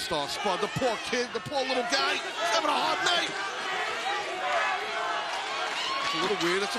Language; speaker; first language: English; native; English